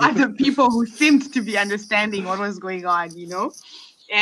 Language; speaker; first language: English; non-native, local second language; Shona